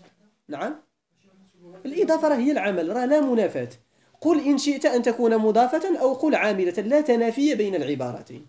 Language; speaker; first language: Arabic; native; Arabic